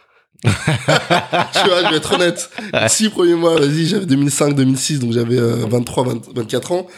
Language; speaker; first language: French; native; French